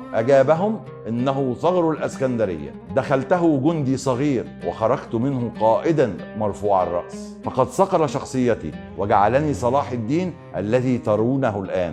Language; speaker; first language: Arabic; native; Arabic